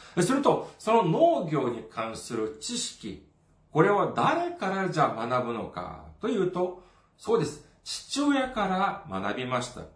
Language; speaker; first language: Japanese; non-native, fluent; Korean